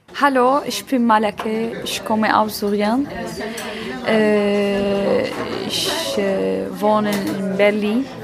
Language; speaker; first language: German; non-native, learner; Arabic